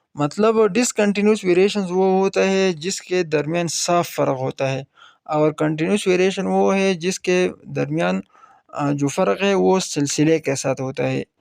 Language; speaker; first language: Urdu; non-native, local second language; Pashto